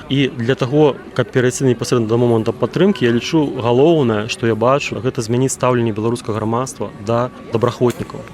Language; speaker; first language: Belarusian; non-native, local second language; Russian